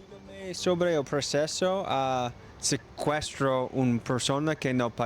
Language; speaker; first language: Spanish; non-native, learner; English